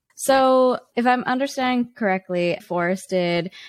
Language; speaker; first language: English; native; English